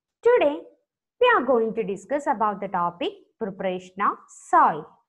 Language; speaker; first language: English; non-native, local second language; Malayalam